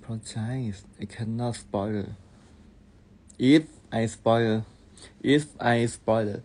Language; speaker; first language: English; non-native, learner; Thai